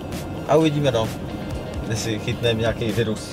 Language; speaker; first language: Czech; native; Czech